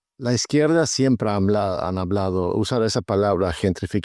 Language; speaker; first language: Spanish; non-native, fluent; Swedish